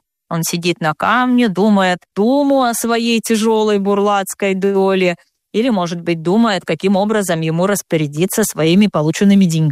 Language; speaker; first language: Russian; native; Russian